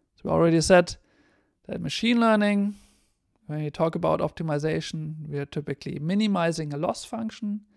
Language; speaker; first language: English; non-native, fluent; German